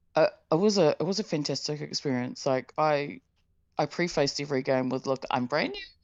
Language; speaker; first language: English; native; English